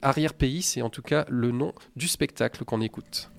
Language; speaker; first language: French; native; French